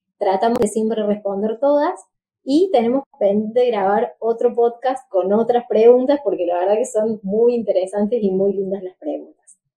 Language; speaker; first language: Spanish; native; Spanish